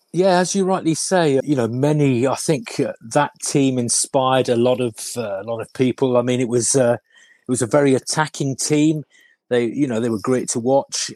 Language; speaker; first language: English; native; English